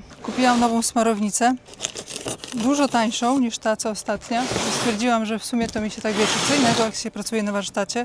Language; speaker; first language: Polish; native; Polish